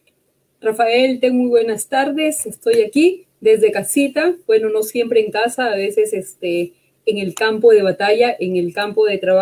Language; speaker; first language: Spanish; native; Spanish